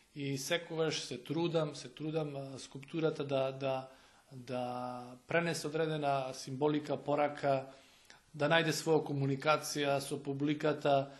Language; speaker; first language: Macedonian; native; Macedonian